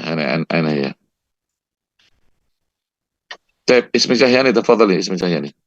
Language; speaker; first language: Arabic; non-native, fluent; Indonesian